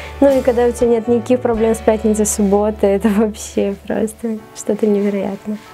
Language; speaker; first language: Russian; native; Russian